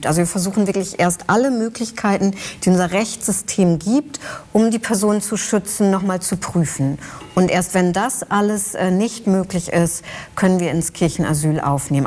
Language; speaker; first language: German; native; German